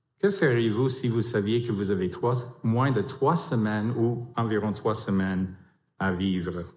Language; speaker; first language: French; non-native, fluent; English